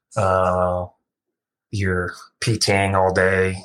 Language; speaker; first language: English; native; English